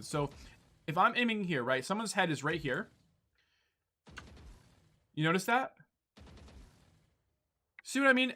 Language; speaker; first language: English; native; English